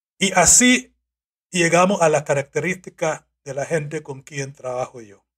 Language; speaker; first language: Spanish; non-native, fluent; English